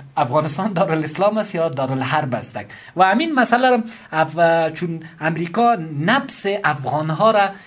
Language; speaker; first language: Persian; native; Persian